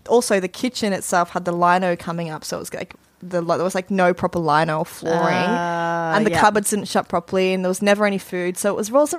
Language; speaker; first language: English; native; English